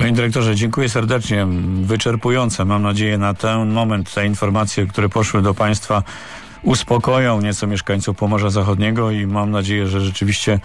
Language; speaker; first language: Polish; native; Polish